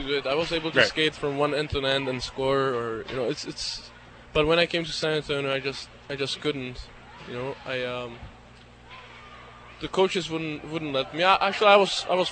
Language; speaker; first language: English; non-native, fluent; Czech